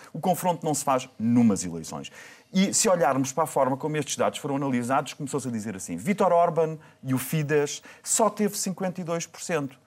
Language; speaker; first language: Portuguese; native; Portuguese